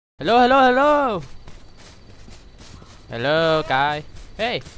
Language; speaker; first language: English; non-native, learner; Thai